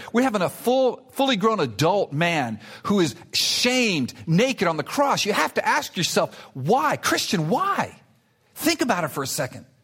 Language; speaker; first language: English; early bilingual, other home language; Spanish